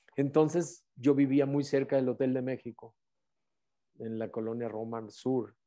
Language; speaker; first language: Spanish; native; Spanish